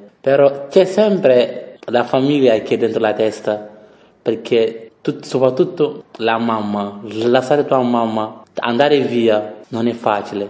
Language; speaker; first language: Italian; non-native, learner; French